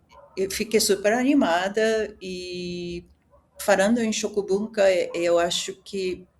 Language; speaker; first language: Portuguese; early bilingual, other home language; Japanese